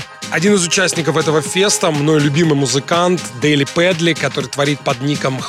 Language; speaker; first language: Russian; native; Russian